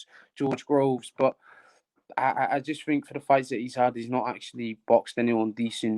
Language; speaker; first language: English; native; English